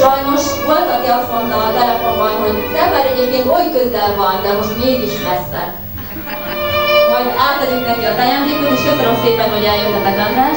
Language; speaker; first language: Hungarian; native; Hungarian